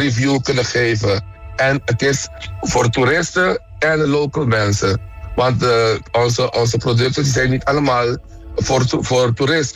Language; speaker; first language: Dutch; non-native, local second language; Papiamento